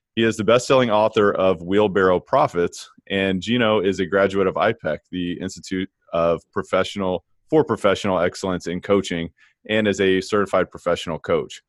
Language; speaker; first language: English; native; English